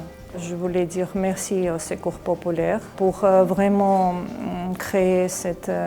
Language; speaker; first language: French; non-native, learner; Armenian